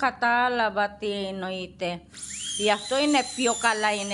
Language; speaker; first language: Greek; non-native, learner; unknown